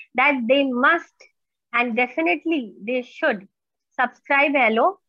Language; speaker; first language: English; non-native, local second language; Hindi